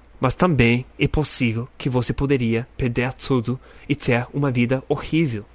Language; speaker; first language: Portuguese; non-native, fluent; English